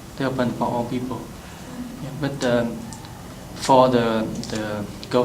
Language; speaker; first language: English; non-native, learner; Vietnamese